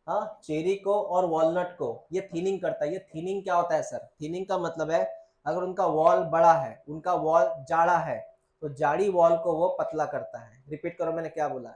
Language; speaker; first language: Hindi; non-native, local second language; Marathi